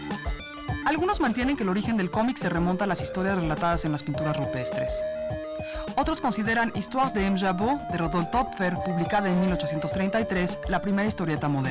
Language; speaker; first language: Spanish; native; Spanish